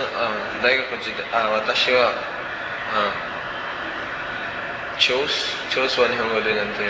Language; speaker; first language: Japanese; non-native, learner; Cebuano